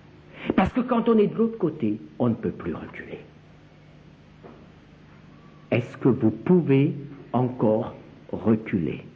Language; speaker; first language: French; native; French